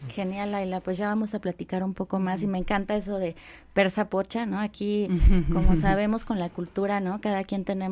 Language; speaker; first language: Spanish; native; Spanish